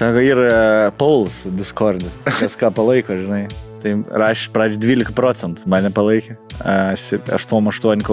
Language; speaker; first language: Lithuanian; native; Lithuanian